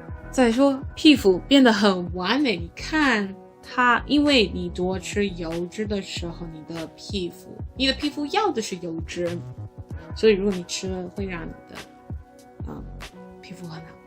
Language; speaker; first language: Chinese; non-native, learner; English